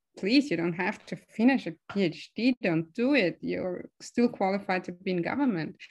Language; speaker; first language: English; non-native, fluent; German